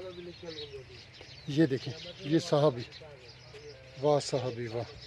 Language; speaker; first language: Urdu; non-native, local second language; Sindhi